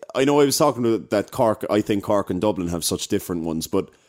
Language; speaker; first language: English; native; English